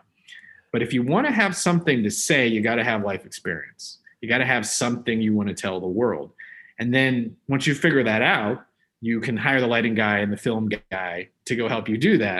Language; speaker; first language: English; native; English